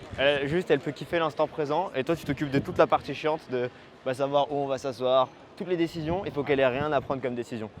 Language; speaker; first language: French; native; French